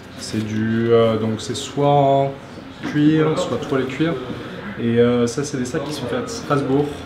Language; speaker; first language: French; native; French